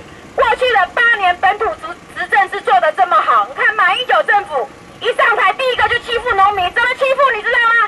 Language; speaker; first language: Chinese; non-native, local second language; Min Nan Chinese